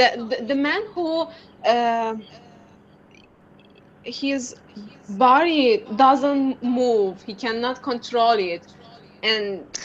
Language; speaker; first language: English; non-native, learner; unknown